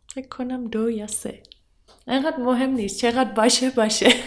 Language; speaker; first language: Persian; non-native, fluent; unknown